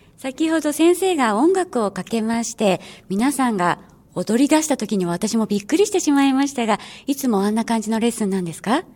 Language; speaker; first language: Japanese; native; Japanese